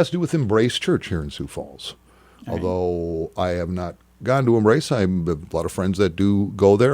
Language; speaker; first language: English; native; English